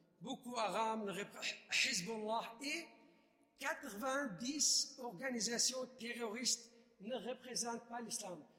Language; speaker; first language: French; non-native, fluent; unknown